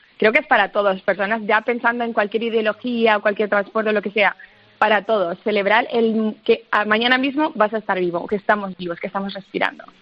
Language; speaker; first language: Spanish; early bilingual, other home language; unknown